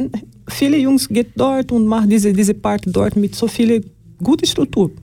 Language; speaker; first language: German; non-native, learner; Portuguese